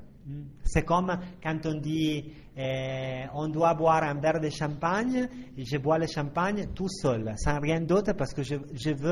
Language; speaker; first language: French; non-native, fluent; Italian